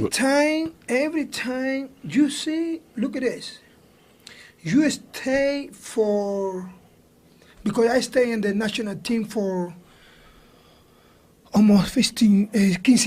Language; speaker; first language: English; non-native, learner; Spanish